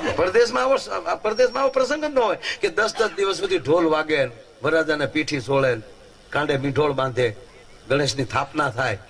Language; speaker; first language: Gujarati; native; Gujarati